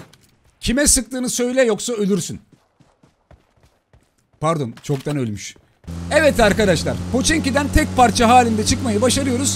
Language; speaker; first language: Turkish; native; Turkish